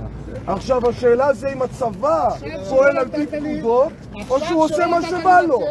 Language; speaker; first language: Hebrew; native; Hebrew